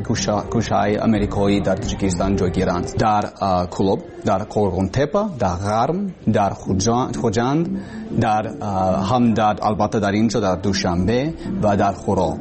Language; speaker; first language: Persian; non-native, learner; English